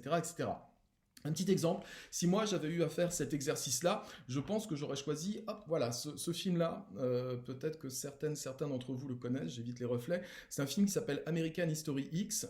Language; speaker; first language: French; native; French